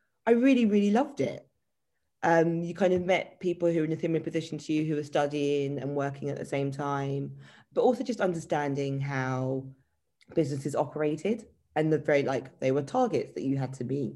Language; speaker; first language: English; native; English